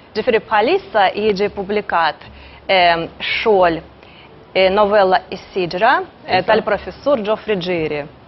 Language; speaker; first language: Maltese; non-native, fluent; Russian